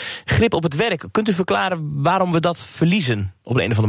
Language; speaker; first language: Dutch; native; Dutch